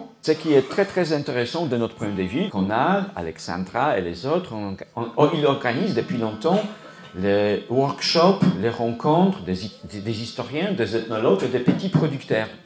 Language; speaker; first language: French; non-native, fluent; Polish